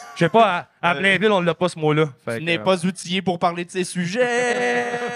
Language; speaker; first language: French; native; French